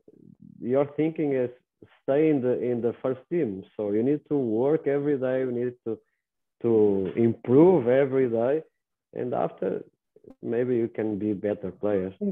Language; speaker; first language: English; non-native, learner; Portuguese